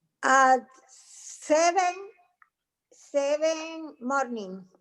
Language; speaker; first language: English; non-native, learner; Spanish